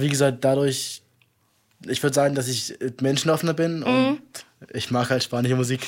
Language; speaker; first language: German; native; German